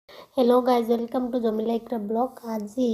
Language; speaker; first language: Bangla; non-native, local second language; Assamese